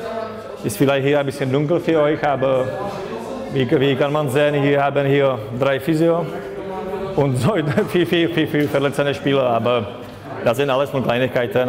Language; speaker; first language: German; non-native, fluent; Czech